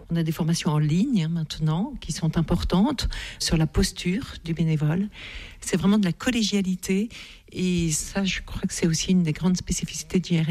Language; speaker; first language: French; native; French